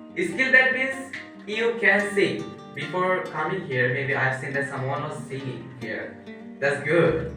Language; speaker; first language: English; non-native, local second language; Bangla